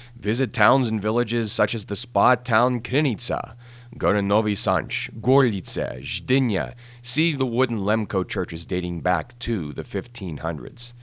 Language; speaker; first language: English; native; English